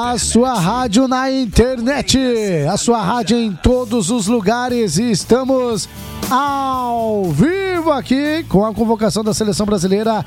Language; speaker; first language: Portuguese; native; Portuguese